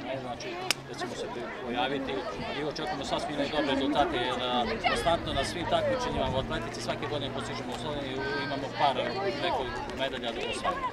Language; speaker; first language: Serbian; native; Serbian